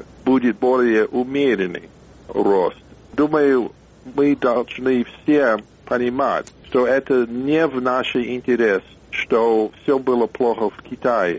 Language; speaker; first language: Russian; non-native, fluent; English